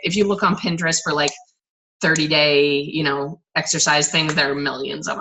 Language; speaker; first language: English; native; English